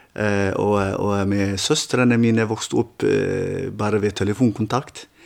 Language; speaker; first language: Norwegian; non-native, fluent; Tigrinya